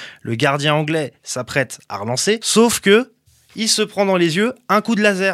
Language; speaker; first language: French; native; French